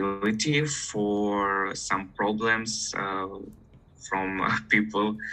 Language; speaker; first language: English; non-native, learner; Russian